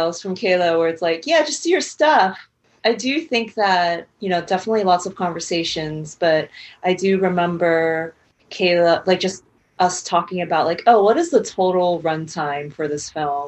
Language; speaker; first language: English; non-native, local second language; Cantonese